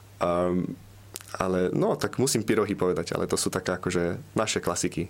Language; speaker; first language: Slovak; early bilingual, heritage; Slovak